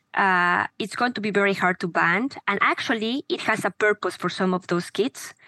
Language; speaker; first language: English; non-native, fluent; Spanish